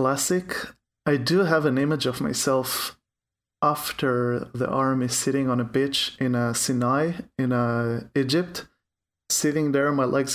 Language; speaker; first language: English; non-native, fluent; Hebrew